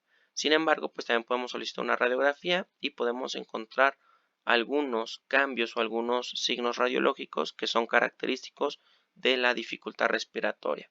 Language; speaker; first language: Spanish; native; Spanish